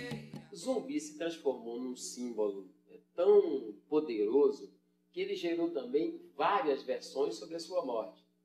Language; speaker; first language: Portuguese; native; Portuguese